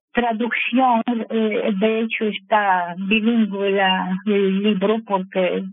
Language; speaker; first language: Spanish; non-native, fluent; Russian